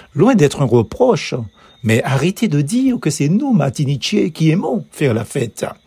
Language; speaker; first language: French; native; French